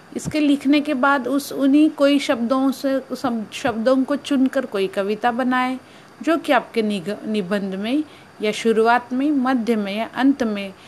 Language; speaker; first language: Hindi; non-native, local second language; Marathi